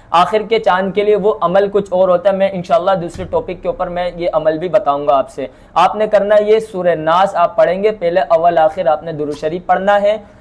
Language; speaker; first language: Urdu; non-native, local second language; Bangla